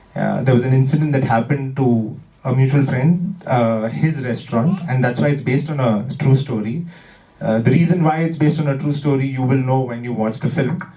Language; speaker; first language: English; non-native, local second language; Malayalam